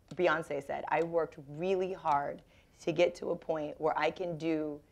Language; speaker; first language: English; native; English